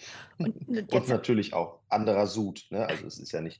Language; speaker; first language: German; native; German